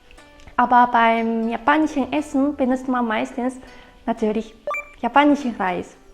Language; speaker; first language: German; non-native, fluent; Japanese